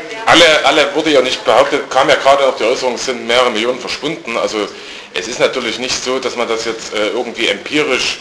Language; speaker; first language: German; native; German